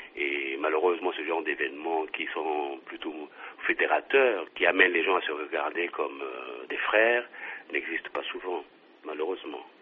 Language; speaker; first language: French; non-native, local second language; Kongo